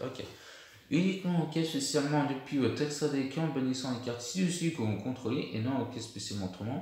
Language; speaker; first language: French; native; French